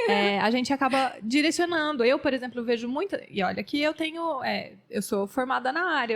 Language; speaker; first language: Portuguese; native; Portuguese